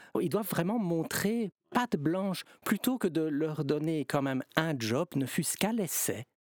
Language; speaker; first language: French; native; French